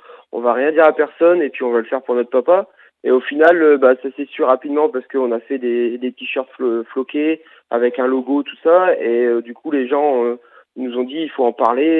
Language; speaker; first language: French; native; French